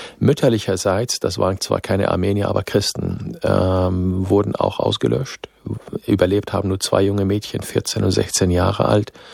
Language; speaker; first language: German; non-native, fluent; Arabic